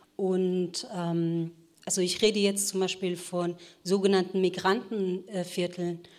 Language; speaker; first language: German; early bilingual, other home language; Kurdish